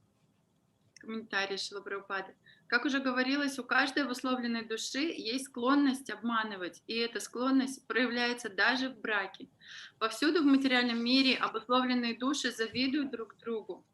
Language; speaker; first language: Russian; native; Russian